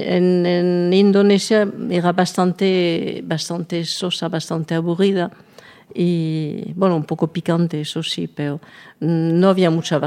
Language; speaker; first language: Spanish; non-native, fluent; French